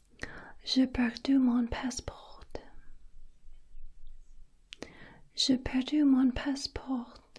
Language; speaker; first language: French; non-native, learner; Russian